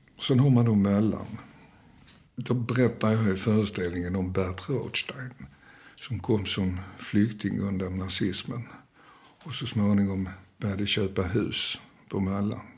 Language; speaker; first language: Swedish; early bilingual, other home language; Danish